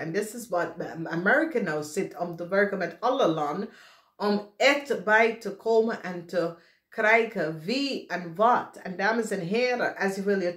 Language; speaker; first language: Dutch; non-native, fluent; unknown